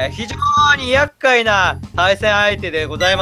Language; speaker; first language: Japanese; native; Japanese